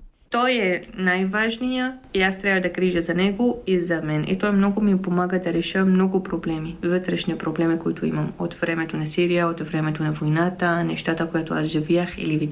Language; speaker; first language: Bulgarian; non-native, fluent; Arabic